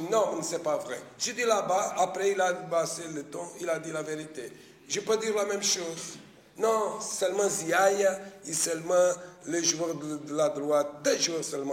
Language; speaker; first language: French; non-native, fluent; Portuguese